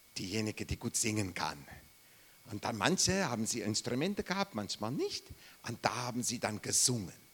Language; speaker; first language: German; non-native, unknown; English